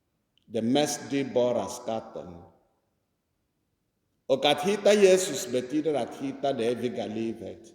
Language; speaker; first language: Swedish; non-native, fluent; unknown